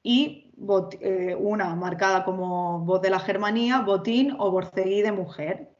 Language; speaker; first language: Spanish; native; Spanish